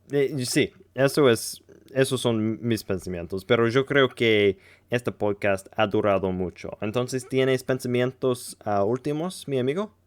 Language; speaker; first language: Spanish; non-native, learner; English